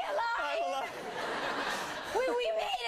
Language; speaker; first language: English; native; English